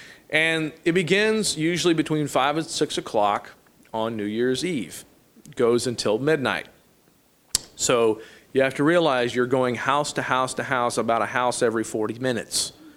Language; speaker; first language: English; native; English